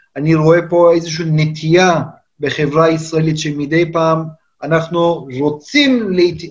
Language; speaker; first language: Hebrew; non-native, fluent; Turkish